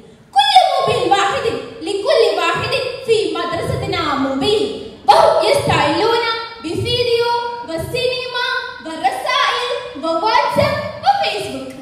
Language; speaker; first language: Arabic; non-native, learner; Malayalam